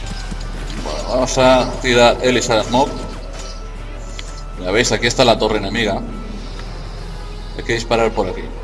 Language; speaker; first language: Spanish; native; Spanish